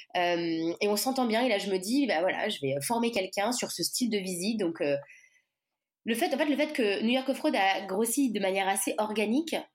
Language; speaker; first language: French; native; French